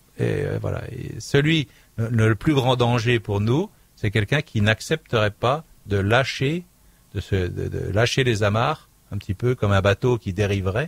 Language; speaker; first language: French; native; French